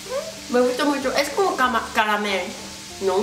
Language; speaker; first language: Spanish; non-native, learner; Korean